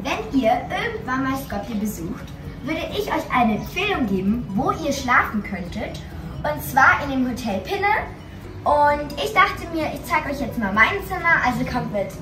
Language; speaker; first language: German; non-native, fluent; Macedonian